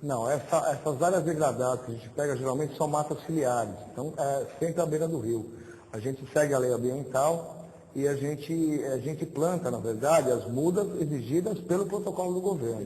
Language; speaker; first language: Portuguese; native; Portuguese